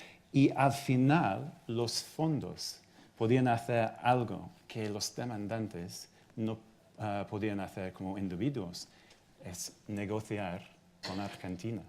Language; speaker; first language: Spanish; non-native, fluent; English